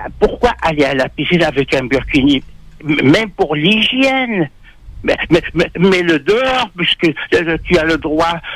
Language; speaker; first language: French; non-native, local second language; Arabic